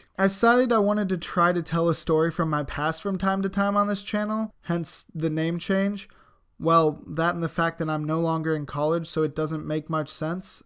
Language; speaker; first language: English; native; English